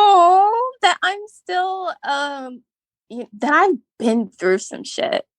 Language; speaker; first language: English; native; English